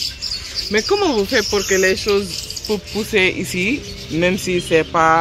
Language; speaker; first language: French; non-native, learner; English